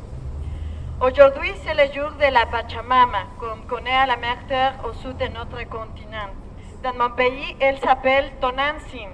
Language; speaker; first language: French; non-native, learner; Spanish